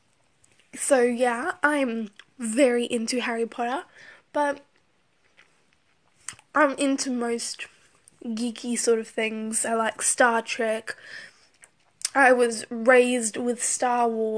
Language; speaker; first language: English; native; English